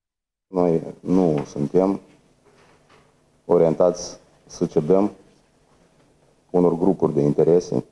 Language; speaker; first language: Romanian; native; Romanian